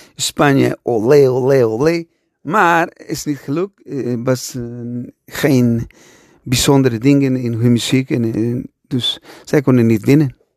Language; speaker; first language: Dutch; non-native, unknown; Spanish